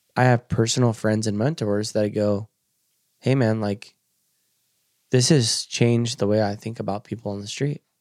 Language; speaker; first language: English; native; English